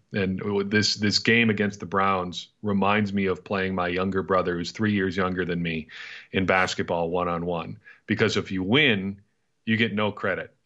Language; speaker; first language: English; native; English